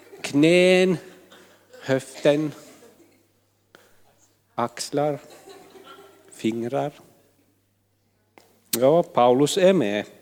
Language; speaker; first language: Swedish; non-native, fluent; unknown